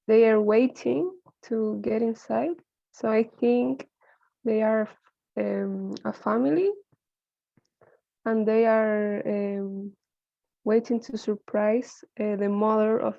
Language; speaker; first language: English; non-native, learner; Spanish